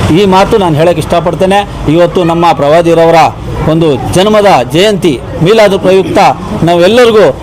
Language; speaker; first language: Kannada; non-native, local second language; Urdu